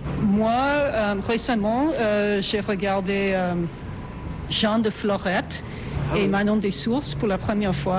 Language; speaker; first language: French; non-native, fluent; English